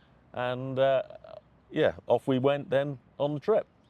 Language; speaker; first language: English; native; English